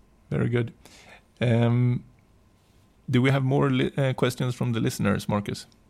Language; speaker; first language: English; non-native, fluent; Swedish